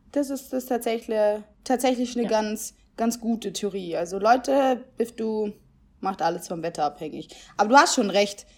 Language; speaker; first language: German; early bilingual, other home language; Italian